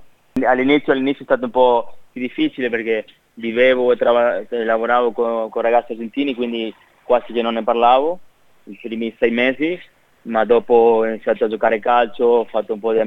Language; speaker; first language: Italian; non-native, fluent; Spanish